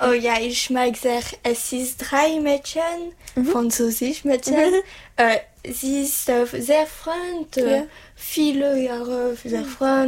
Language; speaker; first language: German; non-native, learner; French